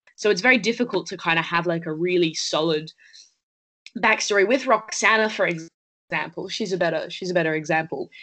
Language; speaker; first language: English; native; English